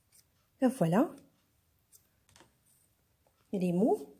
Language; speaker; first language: French; non-native, local second language; Arabic